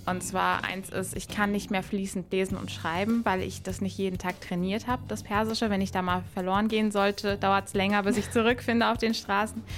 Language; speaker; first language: German; native; German